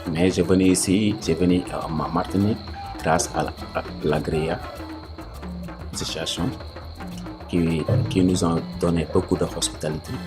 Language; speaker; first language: French; non-native, local second language; Wolof